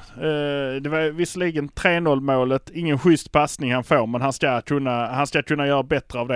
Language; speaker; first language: Swedish; native; Swedish